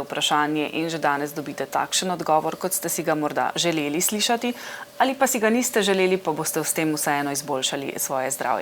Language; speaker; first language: Slovenian; native; Slovenian